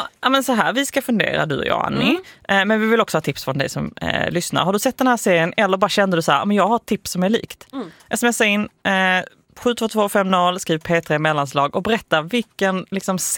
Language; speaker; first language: Swedish; native; Swedish